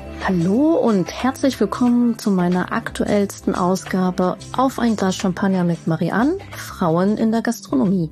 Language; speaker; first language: German; native; German